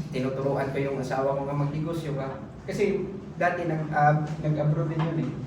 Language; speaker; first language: Filipino; non-native, local second language; Cebuano